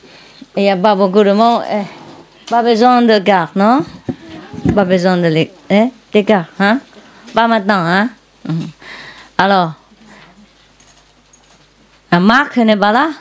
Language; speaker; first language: French; non-native, learner; Vietnamese